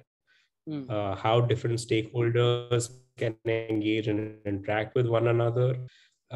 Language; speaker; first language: English; non-native, local second language; Hindi